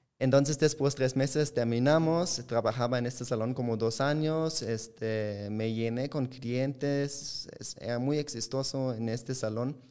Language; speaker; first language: Spanish; non-native, fluent; German